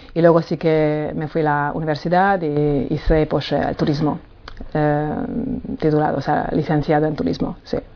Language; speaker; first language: Spanish; non-native, fluent; Hungarian